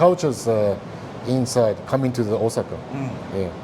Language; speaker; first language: English; non-native, learner; Japanese